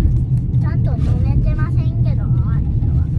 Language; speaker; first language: Japanese; early bilingual, other home language; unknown